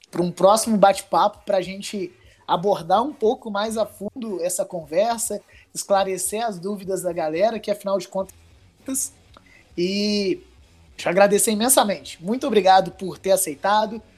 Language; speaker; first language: Portuguese; native; Portuguese